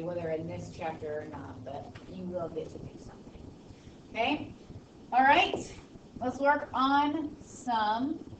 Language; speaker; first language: English; native; English